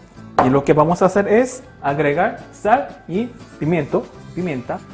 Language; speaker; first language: Spanish; non-native, local second language; Korean